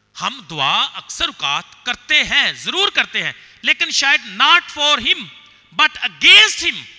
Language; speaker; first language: Urdu; non-native, local second language; Punjabi